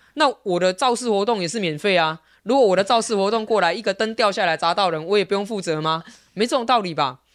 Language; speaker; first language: Chinese; native; Chinese